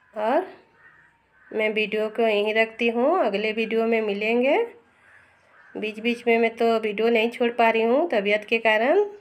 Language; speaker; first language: Hindi; non-native, local second language; Bangla